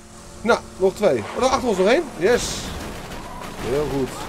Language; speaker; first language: Dutch; native; Dutch